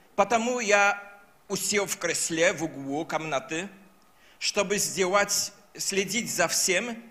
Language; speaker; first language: Russian; non-native, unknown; Polish